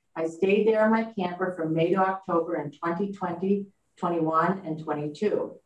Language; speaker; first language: English; native; English